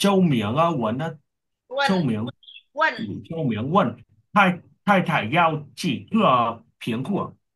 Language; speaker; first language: Chinese; non-native, learner; Vietnamese